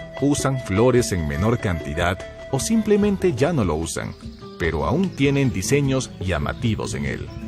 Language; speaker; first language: Spanish; native; Spanish